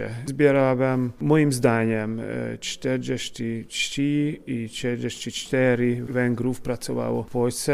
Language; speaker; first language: Polish; non-native, fluent; Hungarian